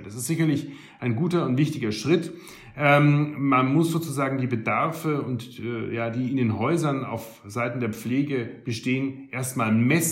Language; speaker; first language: German; native; German